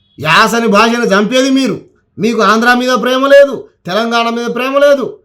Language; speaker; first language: Telugu; native; Telugu